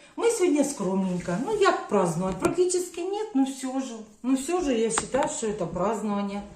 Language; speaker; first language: Russian; non-native, local second language; Ukrainian